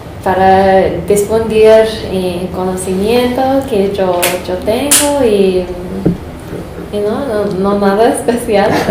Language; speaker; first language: Spanish; non-native, fluent; English